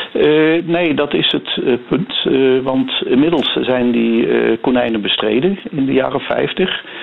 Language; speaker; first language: Dutch; native; Dutch